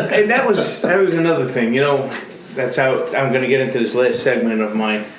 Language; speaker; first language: English; native; English